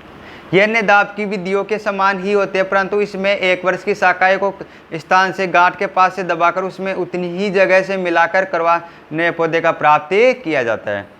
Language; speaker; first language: Hindi; native; Hindi